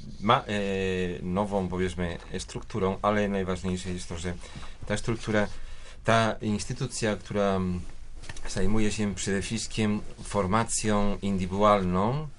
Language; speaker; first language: Polish; non-native, fluent; Spanish